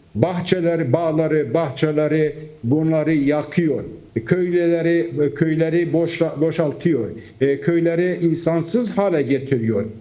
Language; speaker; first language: Turkish; non-native, local second language; Kurdish